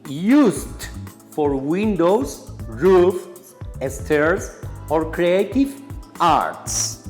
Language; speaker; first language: English; non-native, fluent; Spanish